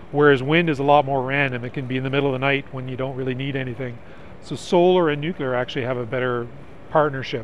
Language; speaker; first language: English; native; English